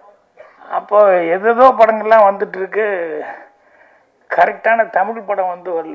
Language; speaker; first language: Tamil; native; Tamil